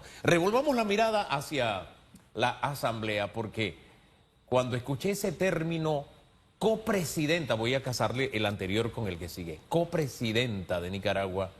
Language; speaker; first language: Spanish; native; Spanish